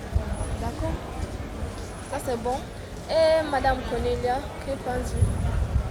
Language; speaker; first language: French; non-native, fluent; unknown